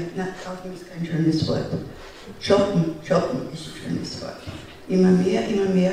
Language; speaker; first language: German; non-native, fluent; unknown